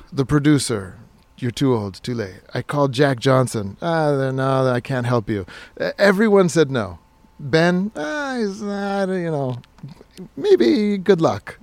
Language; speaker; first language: English; native; English